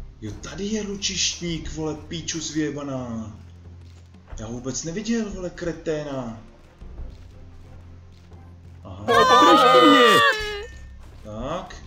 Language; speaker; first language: Czech; native; Czech